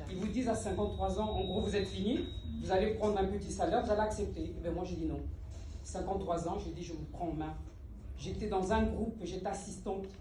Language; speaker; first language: French; early bilingual, other home language; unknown